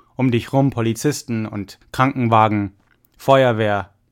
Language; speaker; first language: German; native; German